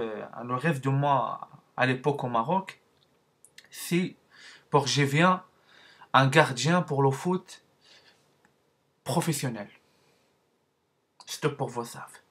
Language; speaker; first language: French; non-native, learner; Arabic